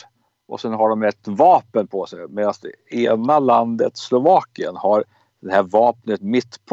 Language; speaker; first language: Swedish; native; Swedish